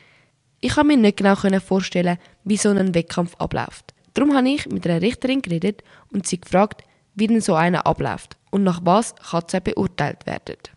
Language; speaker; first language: German; native; German